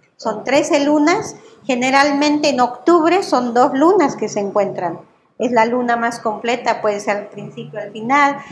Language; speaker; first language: Spanish; non-native, local second language; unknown